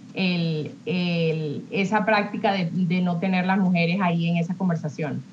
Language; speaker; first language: Spanish; early bilingual, heritage; Spanish